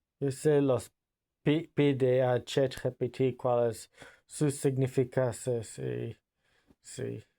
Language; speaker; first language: Spanish; non-native, learner; English